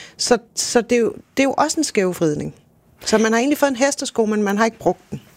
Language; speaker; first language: Danish; native; Danish